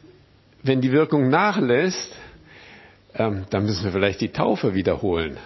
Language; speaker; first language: German; non-native, fluent; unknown